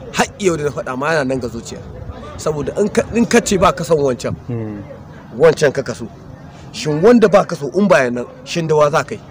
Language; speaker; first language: Hausa; native; Hausa